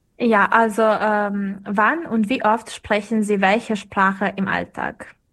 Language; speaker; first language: German; non-native, fluent; Serbian